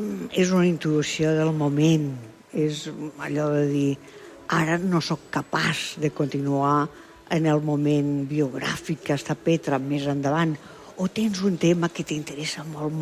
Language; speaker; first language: Catalan; non-native, local second language; Spanish